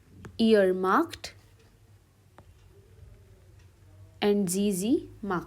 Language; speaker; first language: German; non-native, learner; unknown